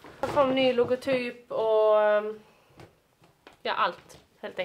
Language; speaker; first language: Swedish; native; Swedish